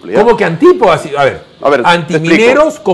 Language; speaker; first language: Spanish; native; Spanish